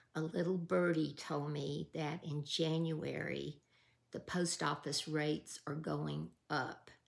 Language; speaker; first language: English; native; English